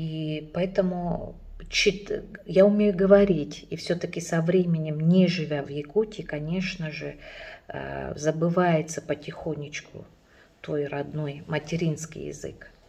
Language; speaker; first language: Russian; non-native, local second language; Yakut